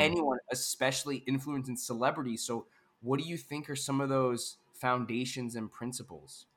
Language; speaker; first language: English; native; English